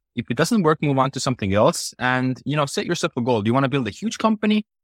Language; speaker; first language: English; non-native, fluent; Estonian